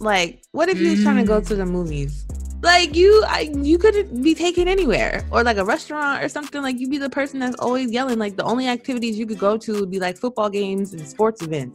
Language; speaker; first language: English; native; English